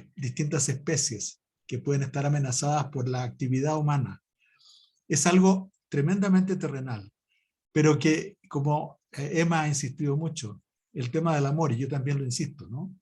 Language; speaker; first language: Spanish; native; Spanish